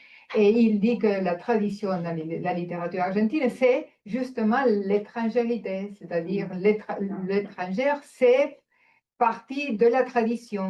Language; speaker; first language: French; non-native, fluent; Spanish